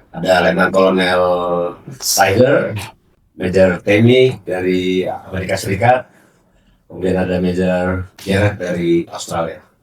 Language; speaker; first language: Indonesian; native; Indonesian